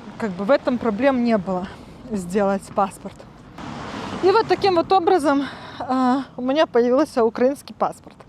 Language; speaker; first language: Russian; native; Russian